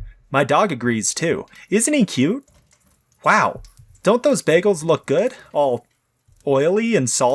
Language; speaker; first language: English; native; English